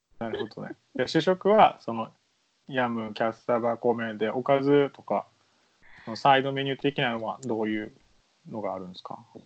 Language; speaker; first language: Japanese; native; Japanese